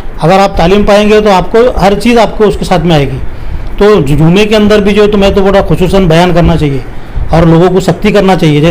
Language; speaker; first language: Hindi; non-native, local second language; Urdu